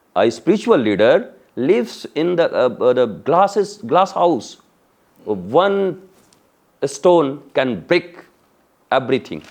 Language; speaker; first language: English; non-native, local second language; Hindi